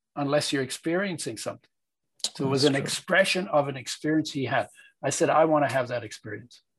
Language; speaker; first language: English; early bilingual, other home language; Polish